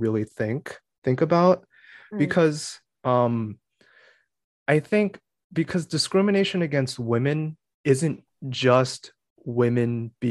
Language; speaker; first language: English; native; English